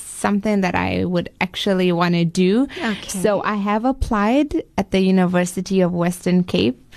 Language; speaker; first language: English; native; English